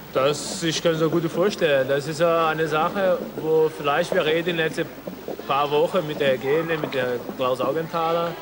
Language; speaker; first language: German; non-native, learner; Portuguese